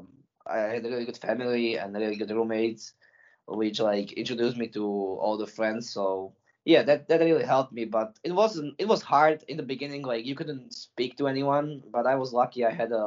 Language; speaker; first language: English; non-native, fluent; Slovak